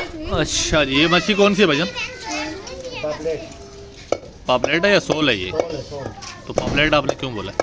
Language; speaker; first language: Urdu; native; Urdu